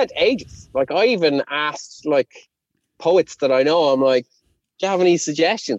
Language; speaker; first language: English; non-native, local second language; Irish